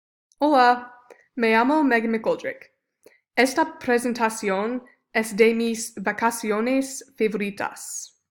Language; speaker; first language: Spanish; non-native, learner; English